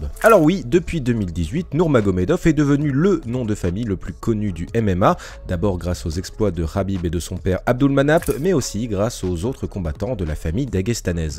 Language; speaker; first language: French; native; French